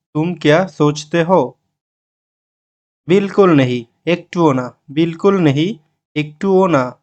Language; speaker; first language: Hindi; non-native, learner; Bangla